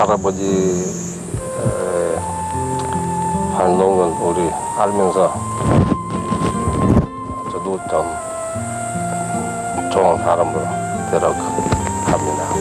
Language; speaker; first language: Korean; early bilingual, heritage; Korean